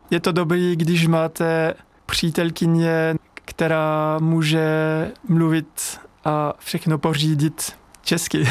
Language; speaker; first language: Czech; non-native, learner; French